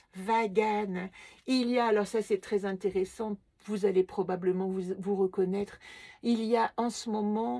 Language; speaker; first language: French; native; French